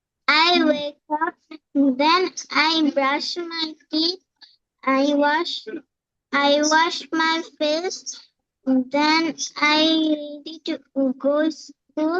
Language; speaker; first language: English; non-native, learner; Bangla